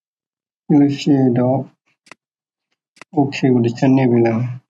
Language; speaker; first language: Burmese; native; Burmese